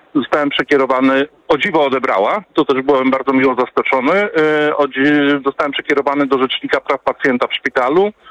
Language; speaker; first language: Polish; native; Polish